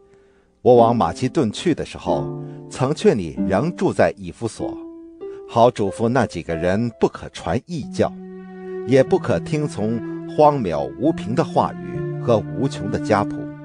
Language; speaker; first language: Chinese; native; Chinese